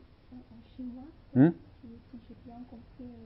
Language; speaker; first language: French; non-native, learner; Chinese